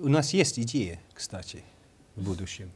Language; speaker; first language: Russian; non-native, learner; English